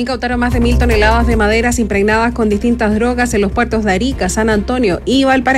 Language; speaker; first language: Spanish; native; Spanish